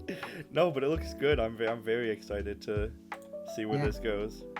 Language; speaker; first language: English; native; English